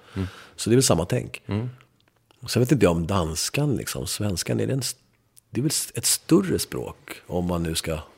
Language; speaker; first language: Swedish; early bilingual, other home language; Spanish